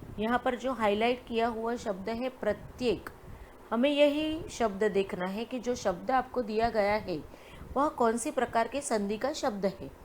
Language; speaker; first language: Hindi; non-native, local second language; Gujarati